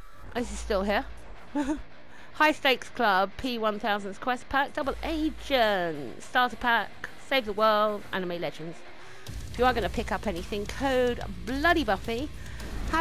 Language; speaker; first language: English; native; English